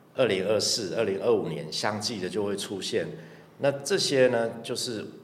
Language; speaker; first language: Chinese; native; Chinese